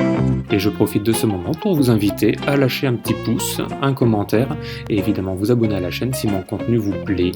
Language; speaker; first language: French; native; French